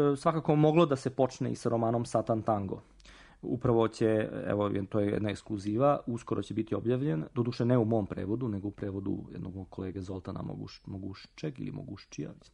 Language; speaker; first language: Serbian; native; Serbian